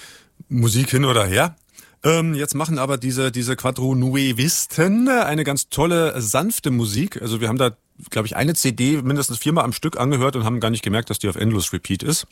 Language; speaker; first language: German; native; German